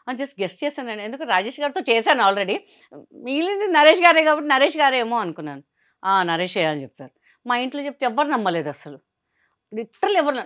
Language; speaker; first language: Telugu; non-native, local second language; Hindi